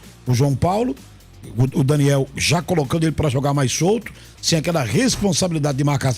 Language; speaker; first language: Portuguese; native; Portuguese